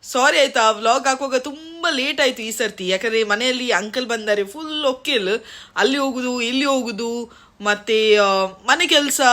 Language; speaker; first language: Kannada; native; Kannada